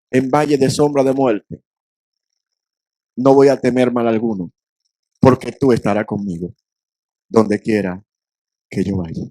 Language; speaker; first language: Spanish; native; Spanish